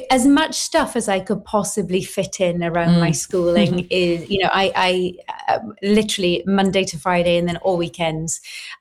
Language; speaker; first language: English; native; English